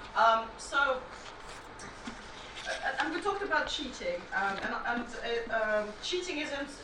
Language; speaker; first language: English; non-native, fluent; Russian